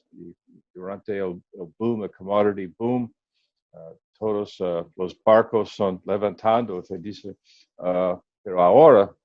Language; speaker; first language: Spanish; non-native, learner; English